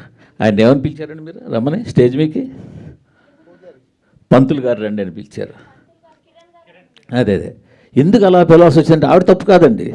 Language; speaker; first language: Telugu; native; Telugu